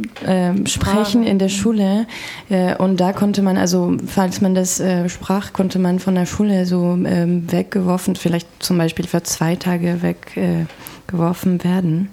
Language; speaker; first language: German; non-native, fluent; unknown